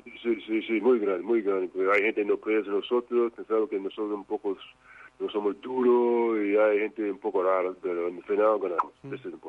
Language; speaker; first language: Spanish; non-native, fluent; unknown